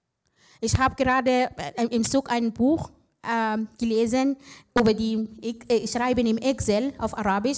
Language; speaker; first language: German; non-native, fluent; Arabic